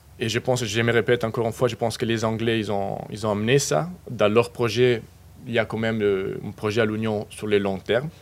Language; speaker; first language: French; non-native, fluent; Spanish